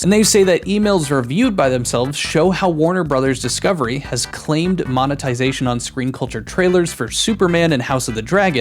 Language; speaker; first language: English; native; English